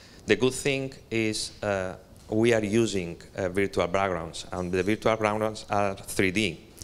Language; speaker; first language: English; non-native, fluent; Spanish